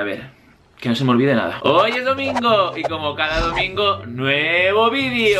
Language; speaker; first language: Spanish; native; Spanish